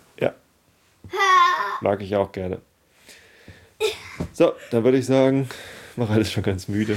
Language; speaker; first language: German; native; German